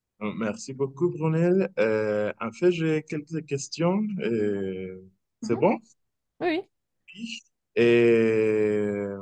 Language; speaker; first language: French; non-native, fluent; Spanish